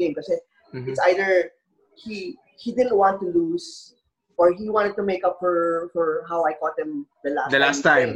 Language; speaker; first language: English; non-native, local second language; Filipino